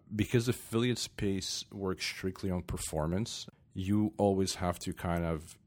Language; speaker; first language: English; non-native, fluent; Ukrainian